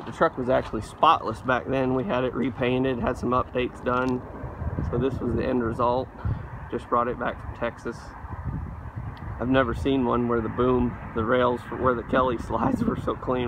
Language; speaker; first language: English; native; English